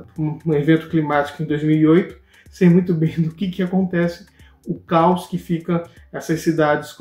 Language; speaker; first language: Portuguese; native; Portuguese